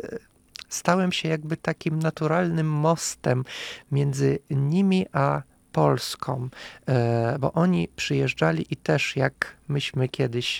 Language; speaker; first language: Polish; non-native, fluent; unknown